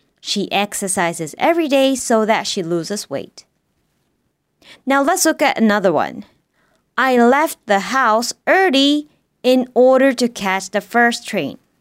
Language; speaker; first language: English; non-native, fluent; Japanese